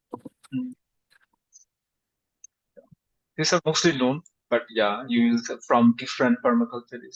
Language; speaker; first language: English; non-native, fluent; Bangla